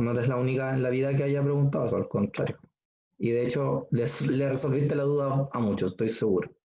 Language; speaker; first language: Spanish; native; Spanish